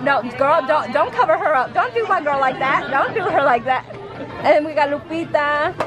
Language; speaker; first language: English; early bilingual, other home language; Spanish